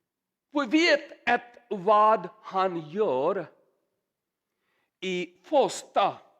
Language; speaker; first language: Swedish; non-native, learner; Urdu